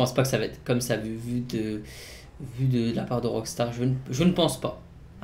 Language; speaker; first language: French; native; French